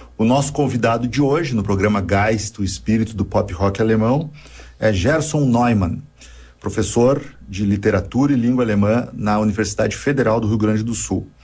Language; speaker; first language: Portuguese; native; Portuguese